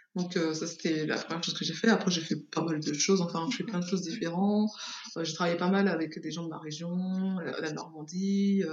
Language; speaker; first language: French; native; French